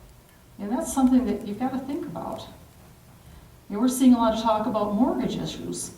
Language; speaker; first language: English; native; English